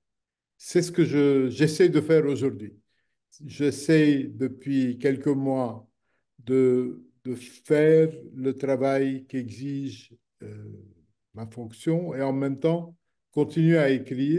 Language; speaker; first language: French; non-native, local second language; Arabic